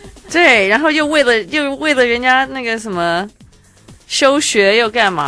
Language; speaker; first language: Chinese; native; Chinese